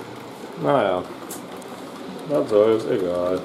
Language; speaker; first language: German; native; German